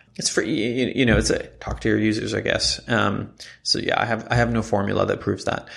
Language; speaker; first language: English; non-native, fluent; Hebrew